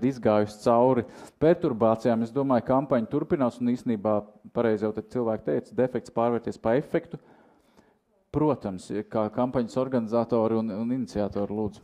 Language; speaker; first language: Latvian; native; Latvian